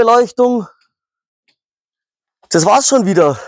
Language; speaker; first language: German; native; German